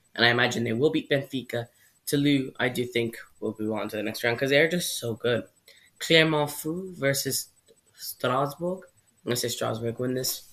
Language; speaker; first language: English; native; English